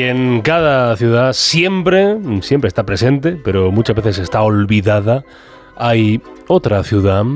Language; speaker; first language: Spanish; native; Spanish